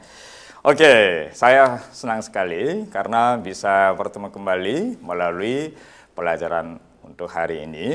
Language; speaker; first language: Indonesian; non-native, fluent; Korean